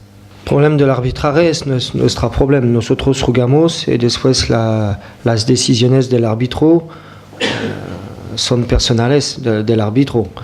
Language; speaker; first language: Spanish; non-native, fluent; French